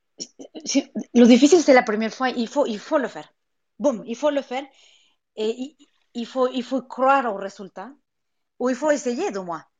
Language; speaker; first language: French; non-native, fluent; Spanish